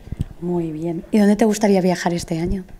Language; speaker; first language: Spanish; native; Spanish